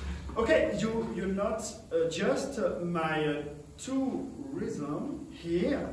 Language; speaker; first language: English; non-native, learner; French